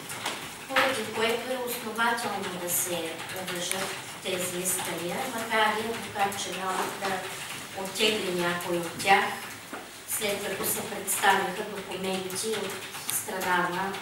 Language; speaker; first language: Bulgarian; native; Bulgarian